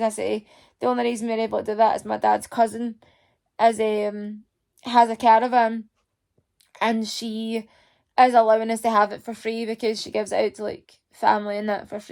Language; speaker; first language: English; native; English